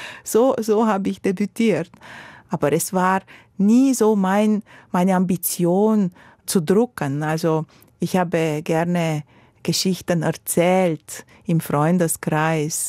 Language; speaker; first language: German; non-native, local second language; Romanian